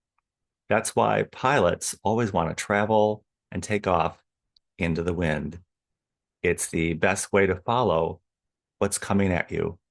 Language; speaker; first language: English; native; English